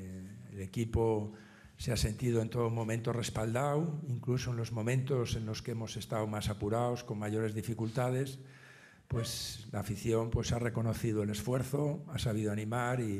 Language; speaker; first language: Spanish; native; Spanish